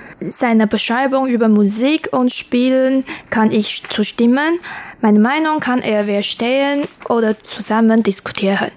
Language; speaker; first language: German; non-native, learner; Chinese